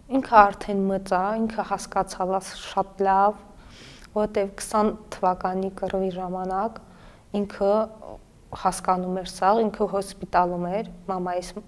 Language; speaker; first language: Armenian; native; Armenian